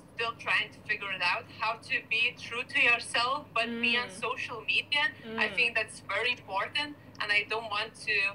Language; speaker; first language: English; non-native, fluent; Lithuanian